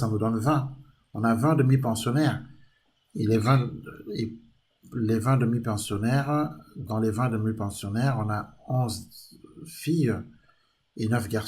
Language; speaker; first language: French; native; French